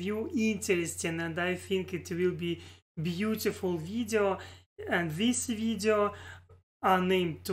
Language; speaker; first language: English; non-native, learner; Russian